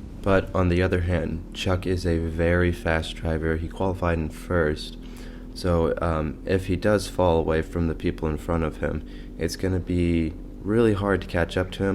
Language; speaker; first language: English; native; English